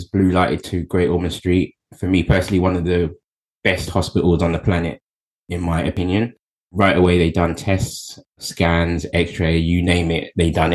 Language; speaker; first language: English; native; English